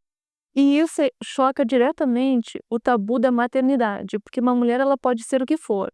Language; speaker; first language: Portuguese; native; Portuguese